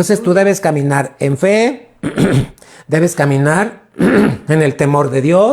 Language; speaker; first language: Spanish; native; Spanish